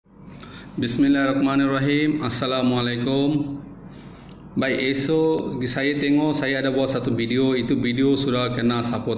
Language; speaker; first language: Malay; non-native, learner; Bangla